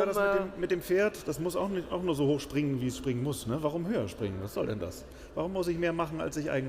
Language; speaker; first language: German; native; German